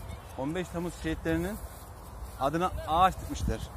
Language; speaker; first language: Turkish; native; Turkish